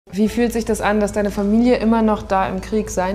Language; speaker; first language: German; native; German